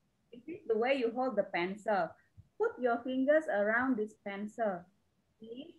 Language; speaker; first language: English; non-native, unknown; Indonesian